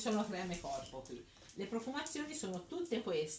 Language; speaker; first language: Italian; native; Italian